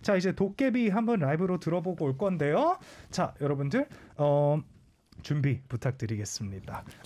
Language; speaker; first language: Korean; native; Korean